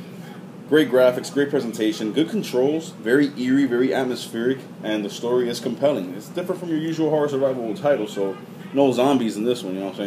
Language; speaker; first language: English; native; English